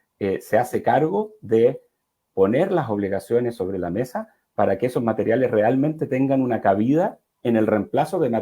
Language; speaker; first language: Spanish; native; Spanish